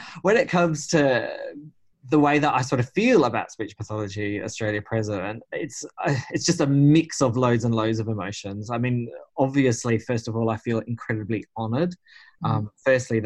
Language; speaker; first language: English; native; English